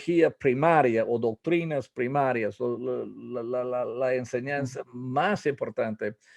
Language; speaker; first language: Spanish; non-native, fluent; English